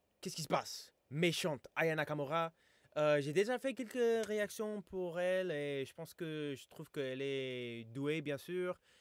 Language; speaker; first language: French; non-native, fluent; English